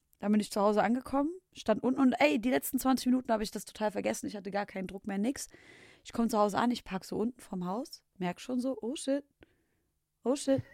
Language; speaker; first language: German; early bilingual, other home language; Arabic